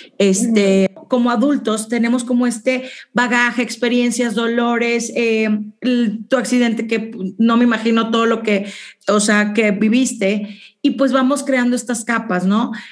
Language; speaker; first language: Spanish; native; Spanish